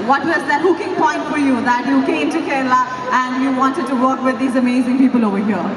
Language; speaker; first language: English; non-native, local second language; Malayalam